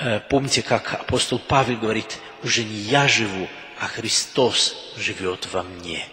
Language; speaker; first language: Russian; non-native, fluent; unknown